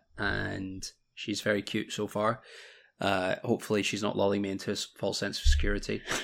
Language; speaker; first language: English; native; English